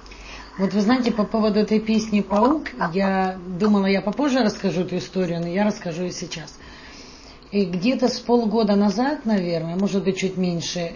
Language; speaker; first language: Russian; native; Russian